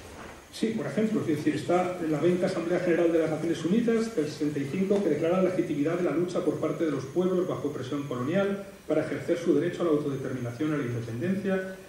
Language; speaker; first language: Spanish; native; Spanish